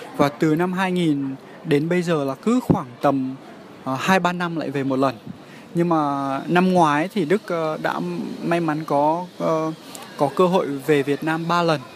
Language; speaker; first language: Vietnamese; early bilingual, heritage; Vietnamese